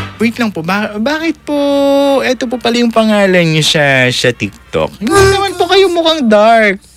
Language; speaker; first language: Filipino; non-native, local second language; Iloko